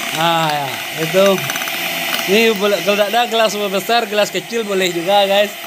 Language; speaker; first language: Malay; non-native, local second language; Minangkabau